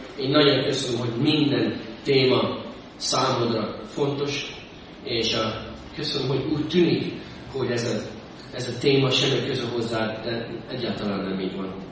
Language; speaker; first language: Hungarian; non-native, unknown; English